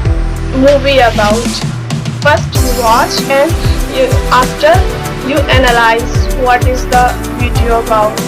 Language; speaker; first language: English; non-native, learner; Hindi